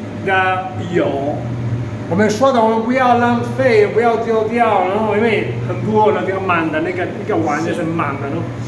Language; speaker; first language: Chinese; non-native, fluent; Italian